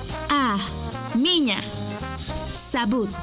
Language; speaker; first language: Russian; non-native, learner; Spanish